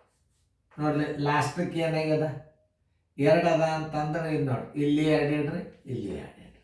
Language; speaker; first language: Kannada; native; Kannada